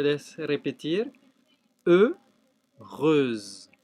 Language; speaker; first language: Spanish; non-native, fluent; French